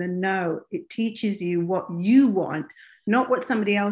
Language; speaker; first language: English; native; English